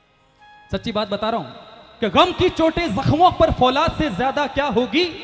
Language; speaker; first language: Hindi; native; Hindi